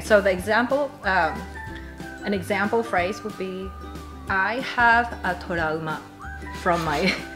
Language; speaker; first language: English; non-native, fluent; Japanese